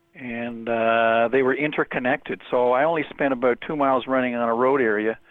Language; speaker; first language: English; native; English